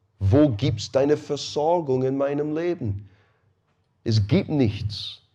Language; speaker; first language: German; non-native, fluent; English